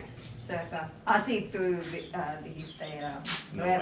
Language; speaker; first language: Spanish; non-native, learner; English